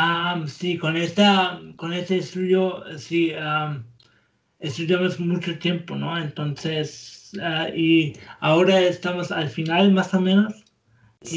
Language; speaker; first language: Spanish; non-native, learner; German